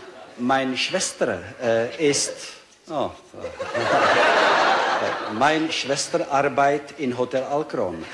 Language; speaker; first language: German; non-native, learner; Czech